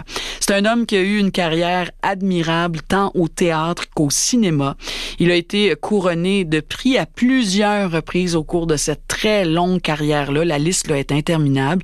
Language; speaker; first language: French; native; French